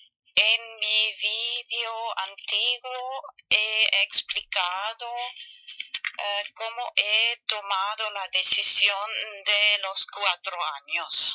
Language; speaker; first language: Spanish; non-native, fluent; German